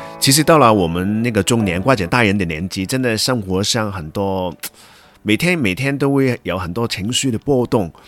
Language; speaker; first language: Chinese; non-native, local second language; Cantonese